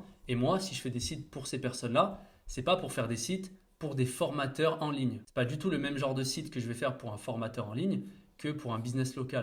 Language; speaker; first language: French; native; French